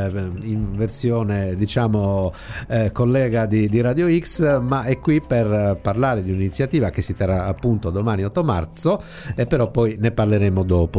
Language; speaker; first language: Italian; native; Italian